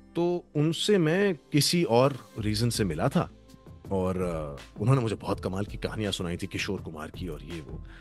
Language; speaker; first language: Hindi; native; Hindi